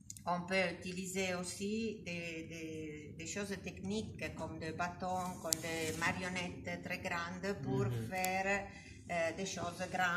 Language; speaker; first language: French; non-native, learner; Italian